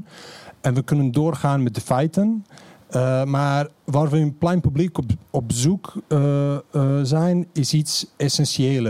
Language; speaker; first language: Dutch; non-native, fluent; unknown